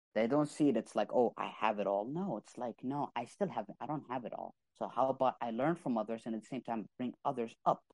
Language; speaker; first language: English; non-native, fluent; Arabic